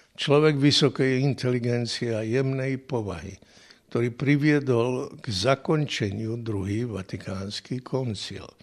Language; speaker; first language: Slovak; native; Slovak